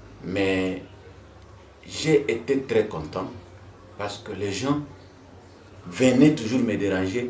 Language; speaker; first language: French; non-native, local second language; Swahili